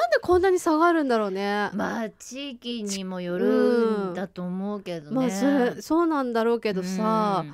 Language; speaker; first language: Japanese; native; Japanese